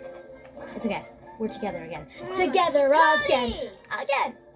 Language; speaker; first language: English; native; English